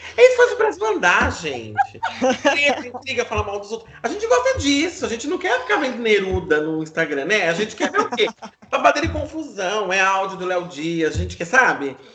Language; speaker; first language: Portuguese; native; Portuguese